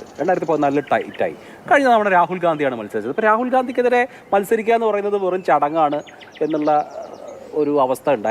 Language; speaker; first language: Malayalam; native; Malayalam